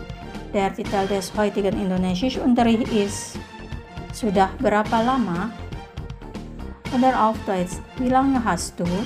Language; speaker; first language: German; non-native, fluent; Indonesian